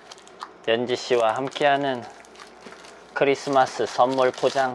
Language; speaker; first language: Korean; native; Korean